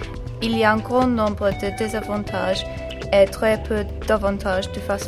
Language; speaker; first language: French; non-native, learner; English